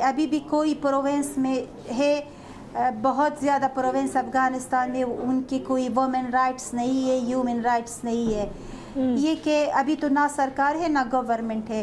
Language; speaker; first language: Hindi; non-native, fluent; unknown